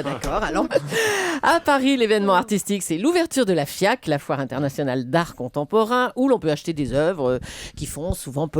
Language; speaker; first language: French; native; French